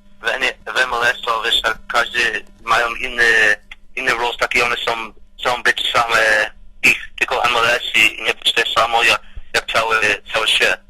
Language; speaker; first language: Polish; early bilingual, heritage; Polish